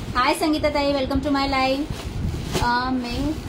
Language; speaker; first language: Hindi; non-native, local second language; Marathi